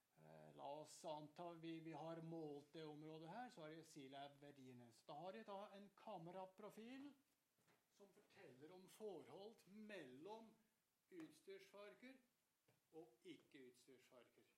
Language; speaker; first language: Norwegian; non-native, fluent; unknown